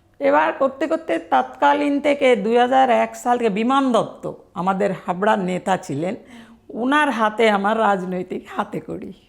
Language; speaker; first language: Bangla; non-native, fluent; Telugu